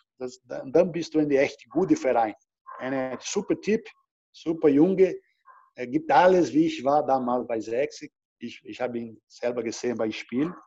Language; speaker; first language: German; non-native, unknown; Portuguese